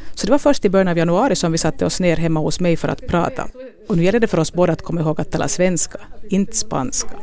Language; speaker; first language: Swedish; native; Swedish